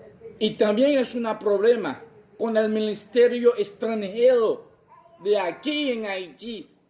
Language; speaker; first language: Spanish; non-native, local second language; Haitian Creole